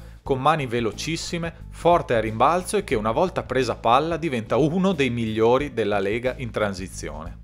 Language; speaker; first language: Italian; native; Italian